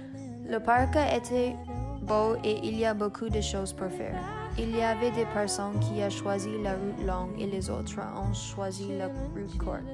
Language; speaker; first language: French; non-native, learner; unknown